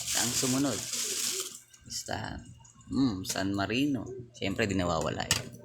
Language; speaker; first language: Filipino; native; Filipino